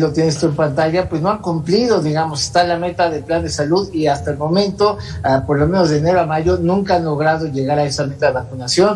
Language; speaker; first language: Spanish; native; Spanish